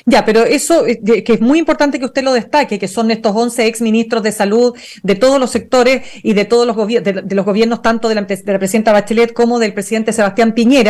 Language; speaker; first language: Spanish; native; Spanish